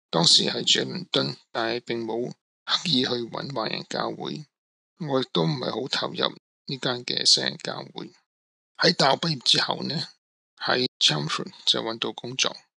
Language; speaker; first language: Cantonese; non-native, local second language; Min Nan Chinese